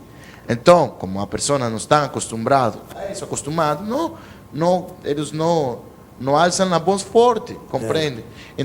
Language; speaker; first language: Portuguese; non-native, learner; Spanish